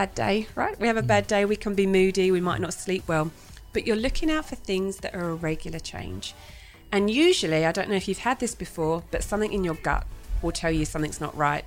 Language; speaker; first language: English; native; English